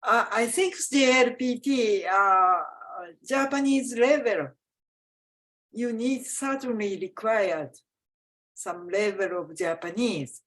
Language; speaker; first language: English; non-native, fluent; Japanese